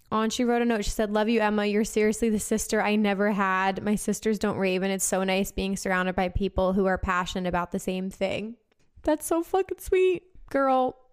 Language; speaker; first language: English; native; English